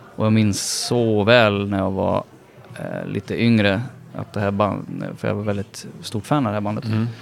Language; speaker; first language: Swedish; native; Swedish